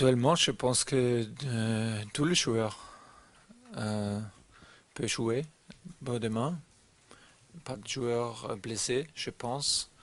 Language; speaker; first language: French; non-native, learner; German